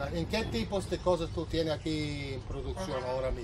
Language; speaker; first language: Spanish; non-native, learner; English